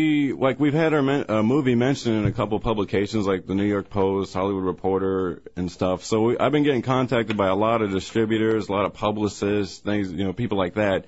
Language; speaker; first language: English; native; English